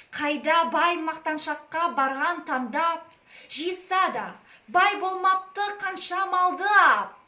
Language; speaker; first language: Kazakh; non-native, local second language; Russian